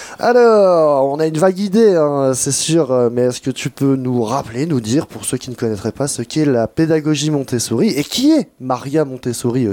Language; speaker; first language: French; native; French